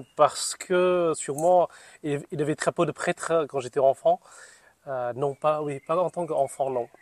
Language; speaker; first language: French; non-native, fluent; Vietnamese